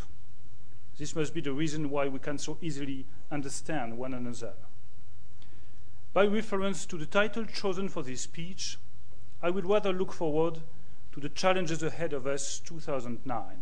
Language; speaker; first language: English; non-native, fluent; French